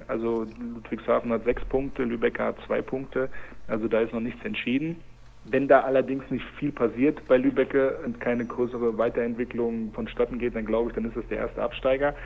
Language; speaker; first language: German; native; German